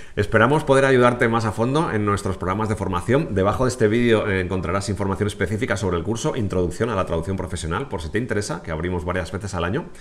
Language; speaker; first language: Spanish; native; Spanish